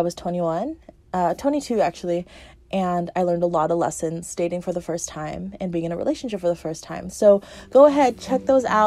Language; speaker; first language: English; native; English